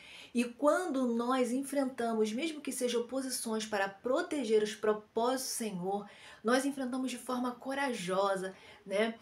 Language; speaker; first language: Portuguese; native; Portuguese